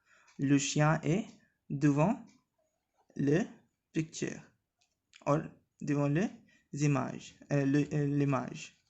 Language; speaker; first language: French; non-native, learner; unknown